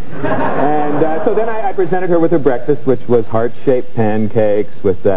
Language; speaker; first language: English; native; English